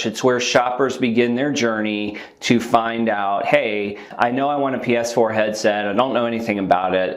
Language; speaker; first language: English; native; English